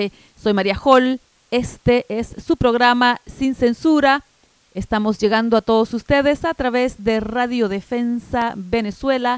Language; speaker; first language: Spanish; native; Spanish